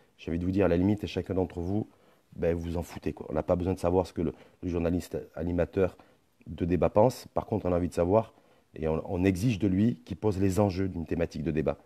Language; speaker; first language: French; non-native, local second language; Arabic